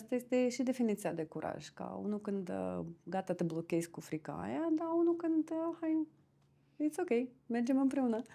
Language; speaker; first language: Romanian; non-native, fluent; Russian